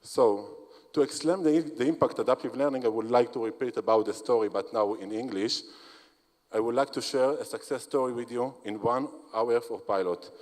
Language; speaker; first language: English; non-native, fluent; Hebrew